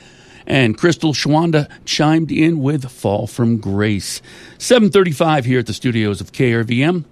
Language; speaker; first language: English; native; English